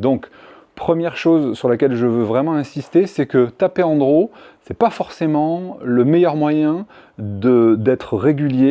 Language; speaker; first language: French; native; French